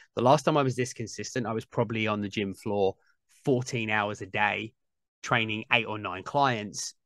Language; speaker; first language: English; native; English